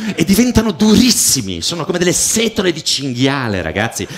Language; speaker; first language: Italian; native; Italian